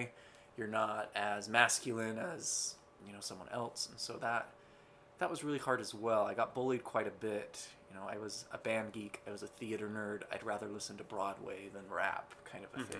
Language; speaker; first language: English; native; English